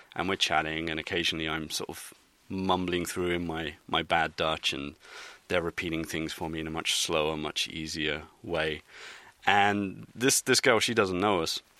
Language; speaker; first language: English; native; English